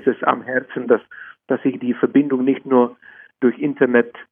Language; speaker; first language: German; non-native, fluent; Czech